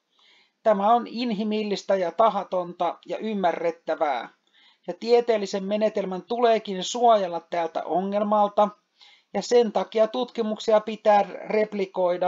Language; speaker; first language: Finnish; native; Finnish